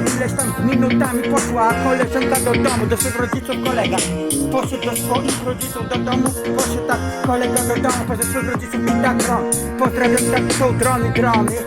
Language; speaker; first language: Polish; native; Polish